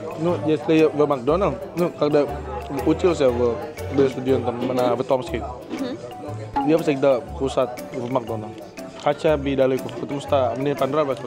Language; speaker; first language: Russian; non-native, learner; Indonesian